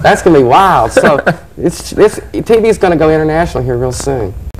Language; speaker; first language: English; native; English